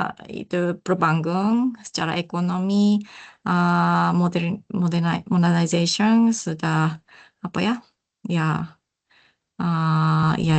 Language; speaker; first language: Indonesian; non-native, learner; Japanese